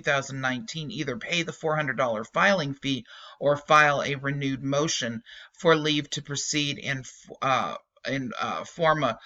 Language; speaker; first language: English; native; English